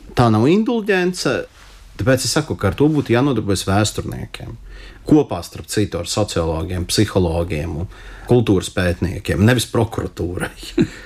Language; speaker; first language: Latvian; non-native, local second language; Russian